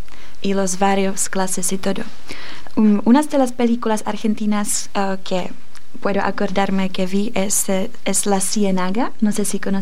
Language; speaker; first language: Spanish; non-native, fluent; Czech